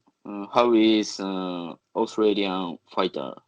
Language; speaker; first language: English; non-native, learner; Japanese